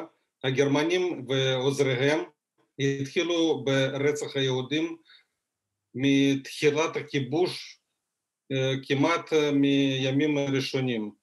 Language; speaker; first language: Hebrew; non-native, fluent; Russian